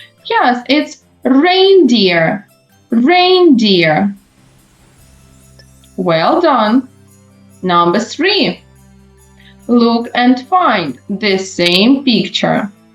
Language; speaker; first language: English; non-native, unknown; Ukrainian